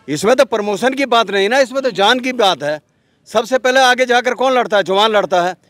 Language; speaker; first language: Hindi; native; Hindi